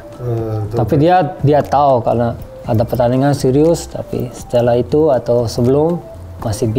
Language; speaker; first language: Indonesian; non-native, learner; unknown